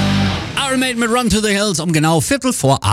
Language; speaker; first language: German; native; German